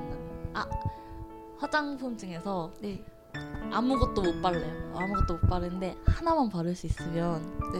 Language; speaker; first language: Korean; non-native, learner; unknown